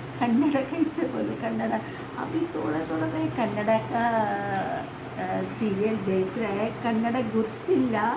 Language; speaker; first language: Hindi; non-native, local second language; Malayalam